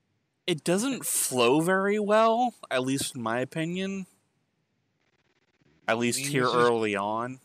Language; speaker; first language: English; native; English